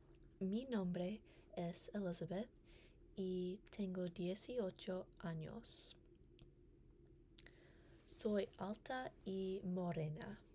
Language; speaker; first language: Spanish; non-native, learner; English